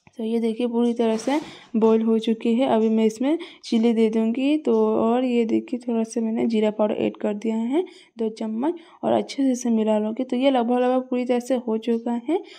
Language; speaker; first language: Hindi; non-native, local second language; Bangla